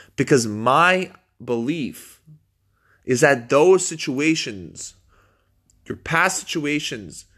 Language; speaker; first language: English; native; English